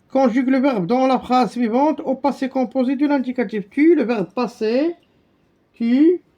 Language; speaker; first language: French; non-native, local second language; Arabic